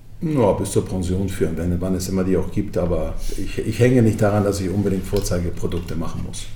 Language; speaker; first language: German; early bilingual, other home language; Croatian